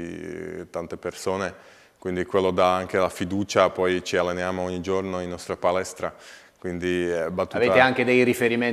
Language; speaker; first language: Italian; non-native, learner; Slovak